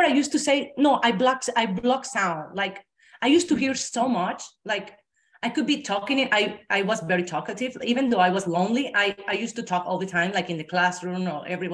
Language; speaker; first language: English; non-native, fluent; Spanish